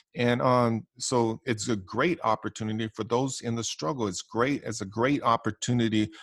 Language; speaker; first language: English; native; English